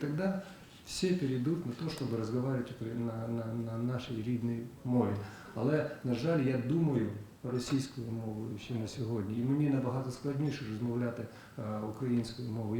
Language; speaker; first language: Ukrainian; non-native, local second language; Russian